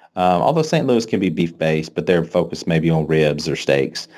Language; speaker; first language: English; native; English